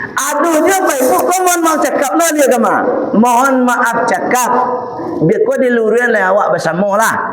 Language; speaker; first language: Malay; non-native, local second language; Minangkabau